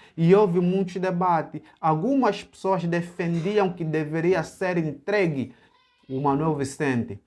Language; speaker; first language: Portuguese; native; Portuguese